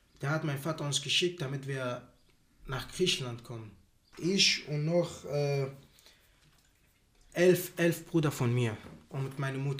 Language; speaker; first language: German; non-native, learner; Arabic